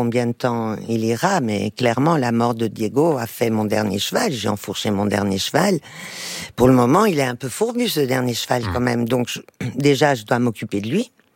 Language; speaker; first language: French; non-native, fluent; Portuguese